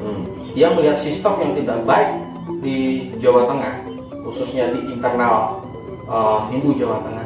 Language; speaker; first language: Indonesian; native; Indonesian